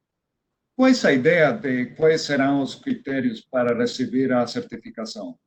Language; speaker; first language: Portuguese; non-native, fluent; Spanish